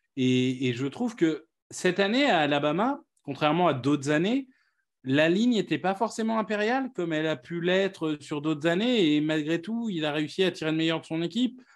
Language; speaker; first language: French; native; French